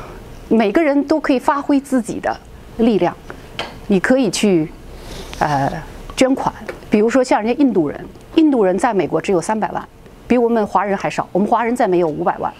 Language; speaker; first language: Chinese; native; Chinese